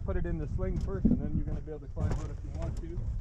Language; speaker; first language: English; native; English